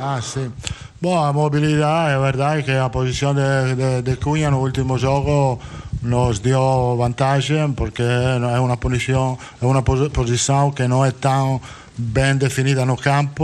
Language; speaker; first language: Portuguese; non-native, fluent; Italian